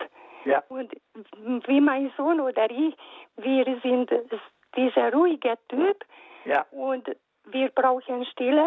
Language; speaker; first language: German; non-native, fluent; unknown